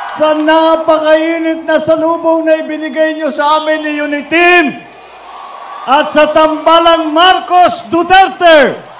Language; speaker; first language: Filipino; native; Filipino